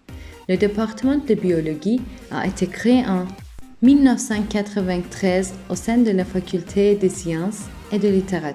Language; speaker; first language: French; non-native, learner; Turkish